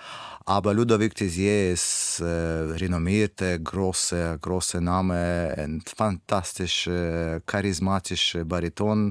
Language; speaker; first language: German; non-native, learner; Russian